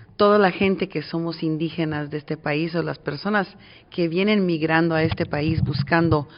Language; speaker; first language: Spanish; native; Spanish